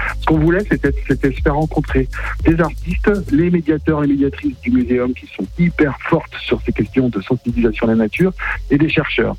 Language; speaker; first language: French; native; French